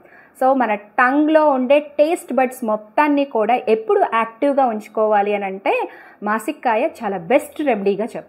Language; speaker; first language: Telugu; native; Telugu